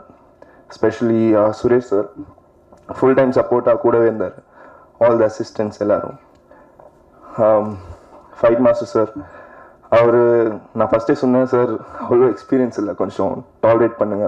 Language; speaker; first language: Tamil; non-native, fluent; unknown